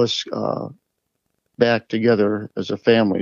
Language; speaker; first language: English; native; English